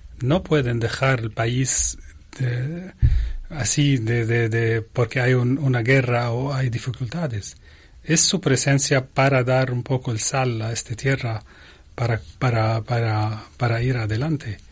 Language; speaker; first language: Spanish; non-native, learner; Arabic